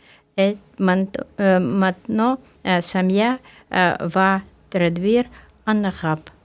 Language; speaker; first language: French; non-native, learner; Russian